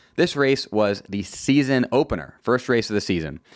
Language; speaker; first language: English; native; English